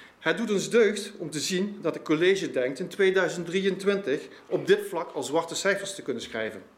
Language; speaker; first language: Dutch; native; Dutch